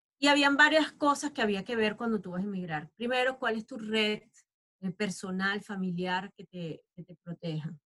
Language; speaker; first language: Spanish; native; Spanish